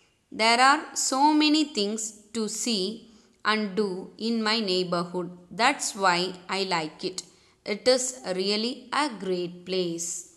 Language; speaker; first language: English; non-native, local second language; Tamil